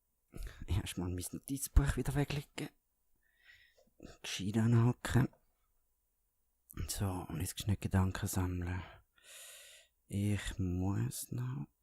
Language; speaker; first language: German; native; German